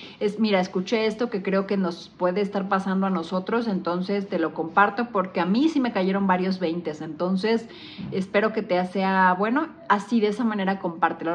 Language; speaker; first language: Spanish; native; Spanish